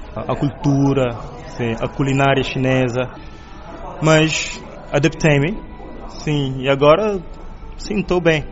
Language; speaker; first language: Portuguese; non-native, local second language; Kabuverdianu